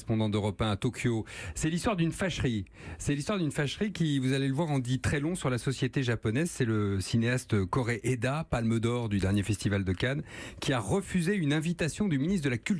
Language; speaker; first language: French; native; French